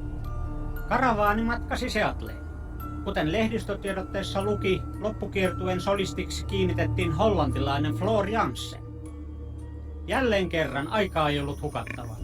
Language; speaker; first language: Finnish; native; Finnish